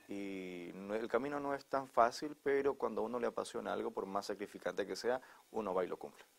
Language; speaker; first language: Spanish; native; Spanish